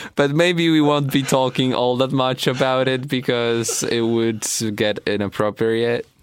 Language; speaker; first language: English; non-native, fluent; Polish